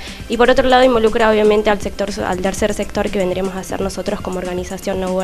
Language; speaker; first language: Spanish; native; Spanish